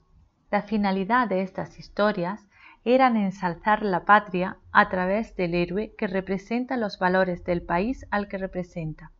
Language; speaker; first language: Spanish; native; Spanish